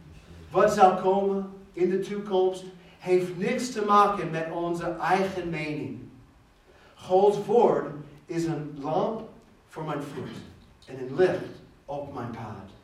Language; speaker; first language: Dutch; non-native, fluent; English